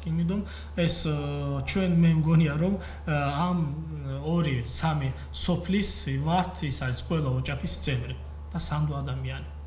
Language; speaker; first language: Georgian; non-native, local second language; Azerbaijani